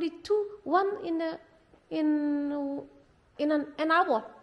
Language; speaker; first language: English; non-native, learner; Indonesian